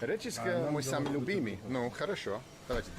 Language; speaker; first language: Russian; non-native, learner; English